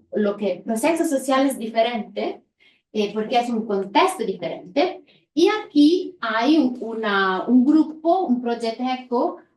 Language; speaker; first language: Spanish; non-native, fluent; Italian